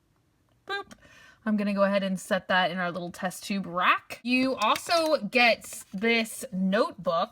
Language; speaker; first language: English; native; English